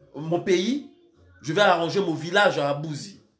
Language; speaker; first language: French; non-native, local second language; Lingala